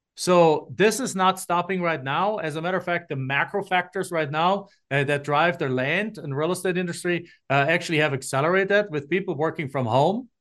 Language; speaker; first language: English; non-native, fluent; German